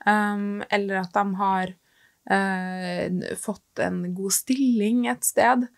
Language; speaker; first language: Norwegian; native; Norwegian